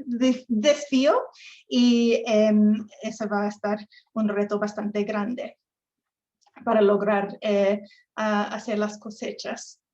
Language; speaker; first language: Spanish; non-native, fluent; English